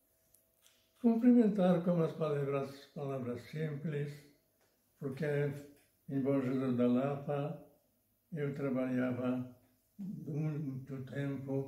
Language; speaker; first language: Portuguese; non-native, learner; Polish